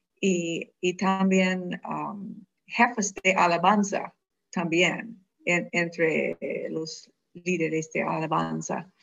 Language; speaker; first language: Spanish; non-native, fluent; English